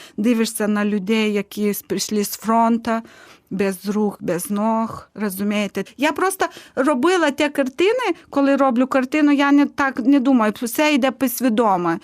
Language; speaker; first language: Ukrainian; non-native, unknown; Lithuanian